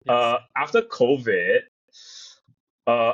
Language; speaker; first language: English; non-native, local second language; Chinese